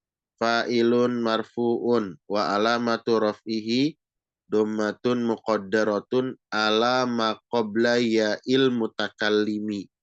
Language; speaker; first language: Arabic; non-native, fluent; Indonesian